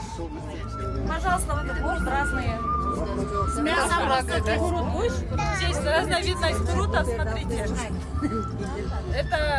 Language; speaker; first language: Russian; non-native, local second language; Kyrgyz